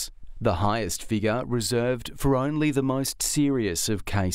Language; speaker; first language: English; native; English